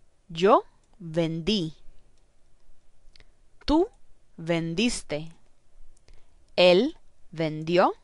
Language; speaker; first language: Spanish; non-native, fluent; English